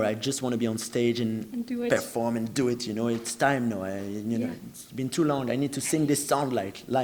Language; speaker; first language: English; non-native, fluent; French